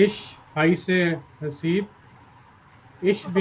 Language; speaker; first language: German; non-native, learner; Urdu